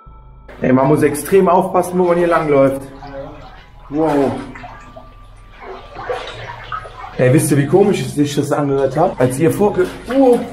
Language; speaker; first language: German; native; German